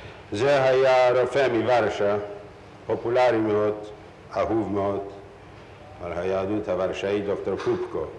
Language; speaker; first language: Hebrew; non-native, fluent; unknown